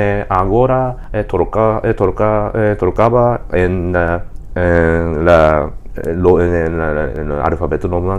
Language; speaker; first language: Spanish; non-native, learner; Japanese